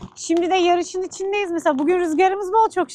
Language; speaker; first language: Turkish; native; Turkish